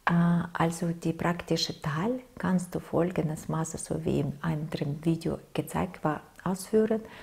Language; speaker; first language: German; non-native, fluent; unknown